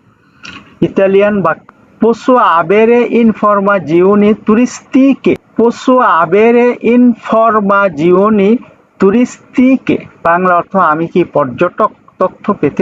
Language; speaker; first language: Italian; non-native, learner; Bangla